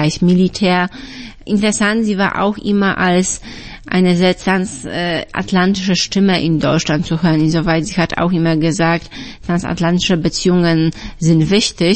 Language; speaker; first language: German; non-native, fluent; Polish